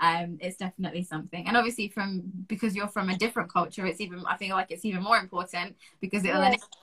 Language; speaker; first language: English; native; English